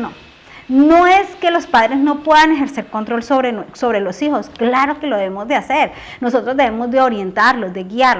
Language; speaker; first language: Spanish; native; Spanish